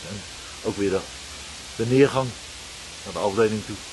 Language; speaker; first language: Dutch; native; Dutch